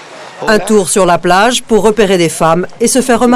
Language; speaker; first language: French; native; French